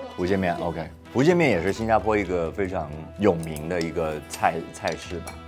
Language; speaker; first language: Chinese; non-native, local second language; Cantonese